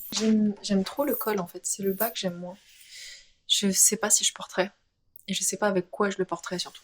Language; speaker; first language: French; native; French